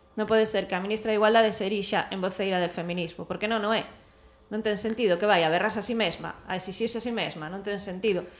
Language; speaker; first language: Galician; non-native, local second language; Spanish